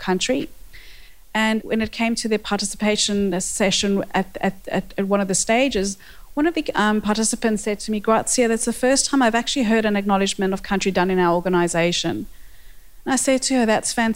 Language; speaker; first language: English; native; English